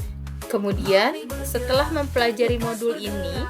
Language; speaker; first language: Indonesian; native; Indonesian